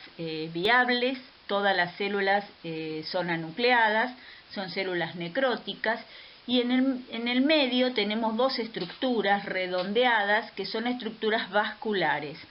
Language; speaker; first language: Spanish; native; Spanish